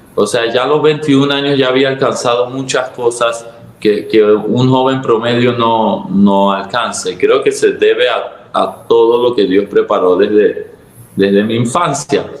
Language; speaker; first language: Spanish; early bilingual, other home language; Arabic